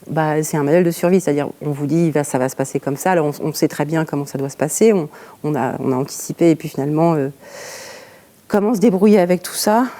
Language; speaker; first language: French; native; French